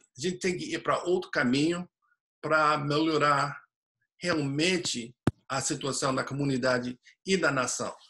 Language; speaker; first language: Portuguese; non-native, fluent; English